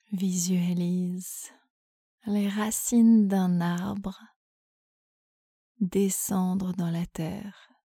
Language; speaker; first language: French; native; French